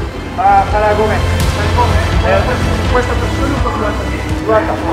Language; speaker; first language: Italian; non-native, learner; French